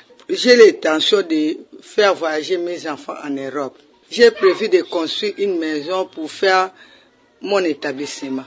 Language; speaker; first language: French; non-native, learner; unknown